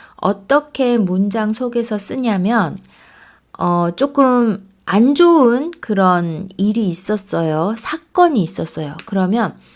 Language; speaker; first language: Korean; native; Korean